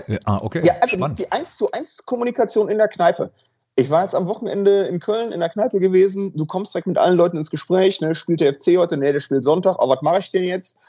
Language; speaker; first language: German; native; German